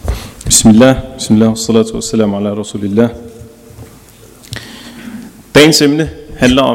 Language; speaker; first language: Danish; early bilingual, other home language; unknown